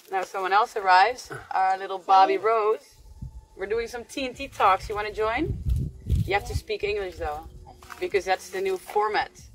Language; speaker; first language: English; non-native, fluent; Dutch